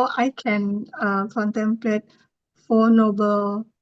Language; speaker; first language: English; non-native, learner; Thai